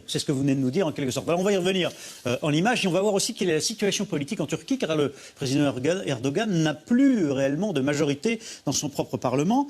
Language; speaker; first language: French; native; French